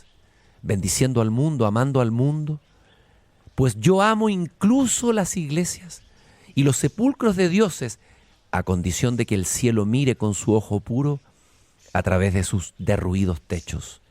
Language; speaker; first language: Spanish; native; Spanish